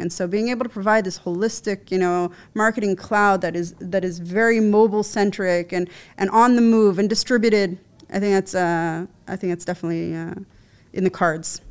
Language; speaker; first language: English; native; English